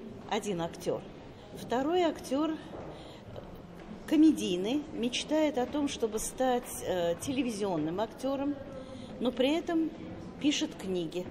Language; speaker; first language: Russian; native; Russian